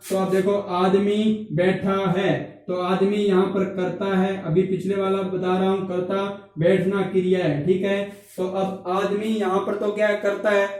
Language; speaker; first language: Hindi; native; Hindi